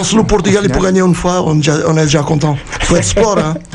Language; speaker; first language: French; non-native, fluent; Portuguese